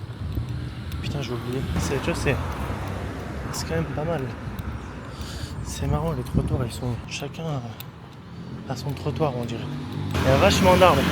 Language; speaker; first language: French; native; French